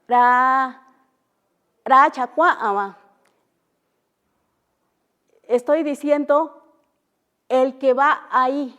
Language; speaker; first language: Spanish; non-native, local second language; Mixtepec Mixtec